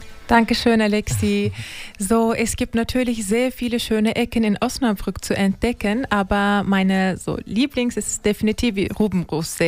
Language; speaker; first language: German; non-native, learner; Turkish